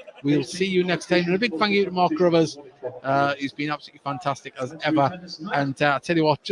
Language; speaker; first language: English; native; English